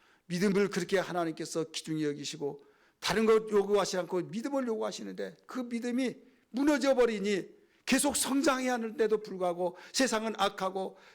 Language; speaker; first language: Korean; native; Korean